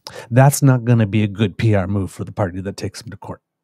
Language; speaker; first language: English; native; English